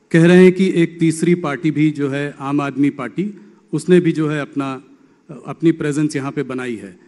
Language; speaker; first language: Hindi; native; Hindi